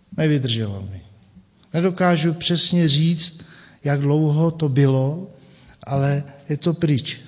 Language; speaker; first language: Czech; native; Czech